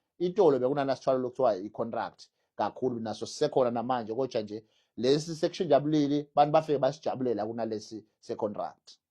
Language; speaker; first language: Zulu; non-native, local second language; Swati